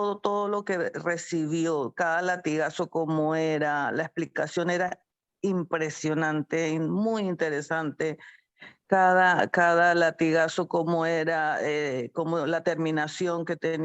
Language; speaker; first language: Spanish; native; Spanish